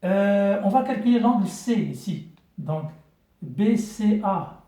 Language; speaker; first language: French; non-native, local second language; Arabic